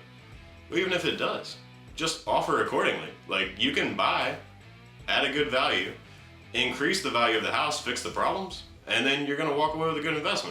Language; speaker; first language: English; native; English